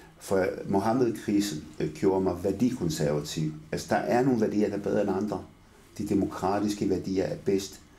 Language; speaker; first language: Danish; early bilingual, other home language; Arabic